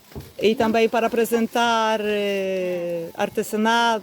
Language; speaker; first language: Portuguese; non-native, learner; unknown